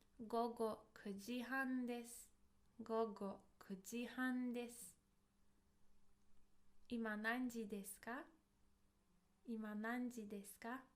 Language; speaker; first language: Japanese; non-native, fluent; English